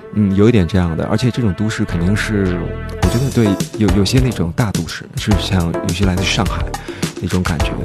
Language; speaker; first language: Chinese; native; Chinese